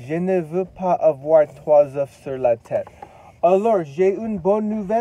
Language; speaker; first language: French; non-native, learner; English